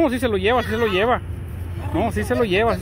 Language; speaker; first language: Spanish; native; Spanish